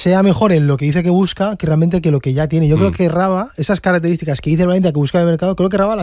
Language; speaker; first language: Spanish; native; Spanish